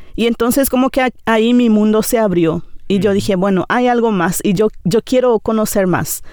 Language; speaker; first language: Spanish; non-native, local second language; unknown